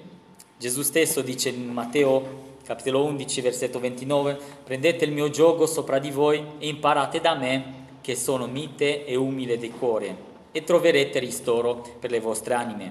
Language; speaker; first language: Italian; non-native, fluent; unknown